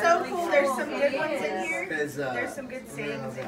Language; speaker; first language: English; native; English